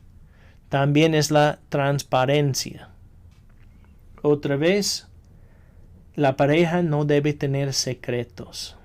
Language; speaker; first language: Spanish; non-native, fluent; English